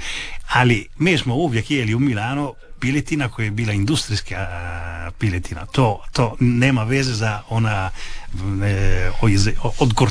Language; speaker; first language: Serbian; early bilingual, heritage; Italian